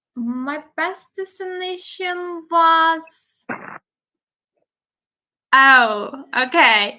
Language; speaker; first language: English; non-native, fluent; Turkish